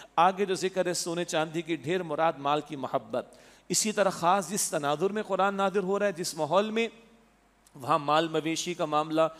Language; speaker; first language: Urdu; native; Urdu